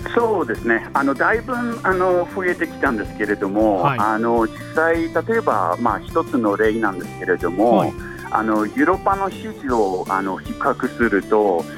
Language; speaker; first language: Japanese; non-native, fluent; English